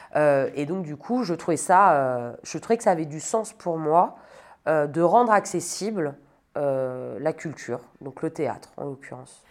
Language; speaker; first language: French; native; French